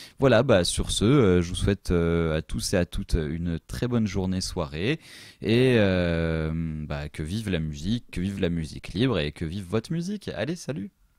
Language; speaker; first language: French; native; French